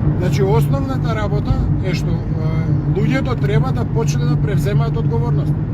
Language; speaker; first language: Macedonian; non-native, local second language; Serbian